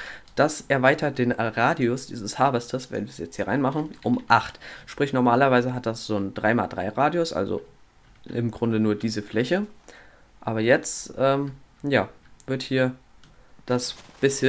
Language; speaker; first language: German; native; German